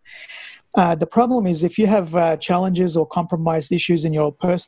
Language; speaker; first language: English; early bilingual, other home language; Persian